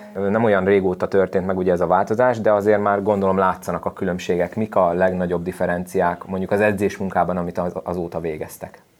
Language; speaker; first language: Hungarian; native; Hungarian